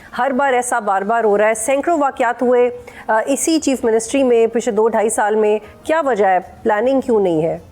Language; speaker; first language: Urdu; native; Urdu